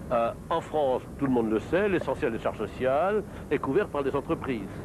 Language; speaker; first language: French; native; French